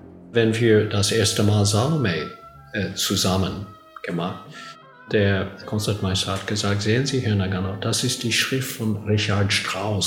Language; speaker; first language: German; non-native, learner; English